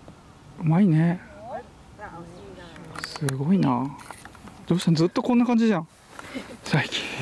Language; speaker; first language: Japanese; native; Japanese